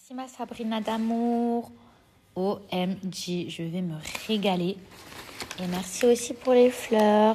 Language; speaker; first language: French; native; French